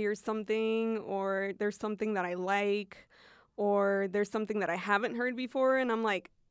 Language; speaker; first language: English; early bilingual, other home language; Spanish